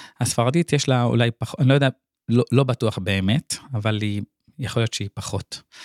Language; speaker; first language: Hebrew; non-native, local second language; Arabic